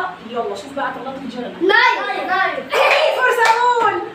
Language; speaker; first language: Arabic; native; Arabic